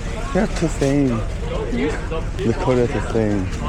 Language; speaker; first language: English; non-native, learner; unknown